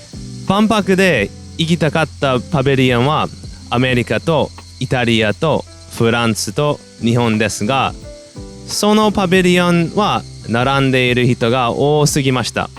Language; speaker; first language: Japanese; non-native, fluent; English